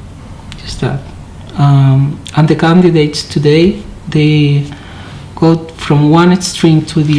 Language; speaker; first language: English; non-native, fluent; Spanish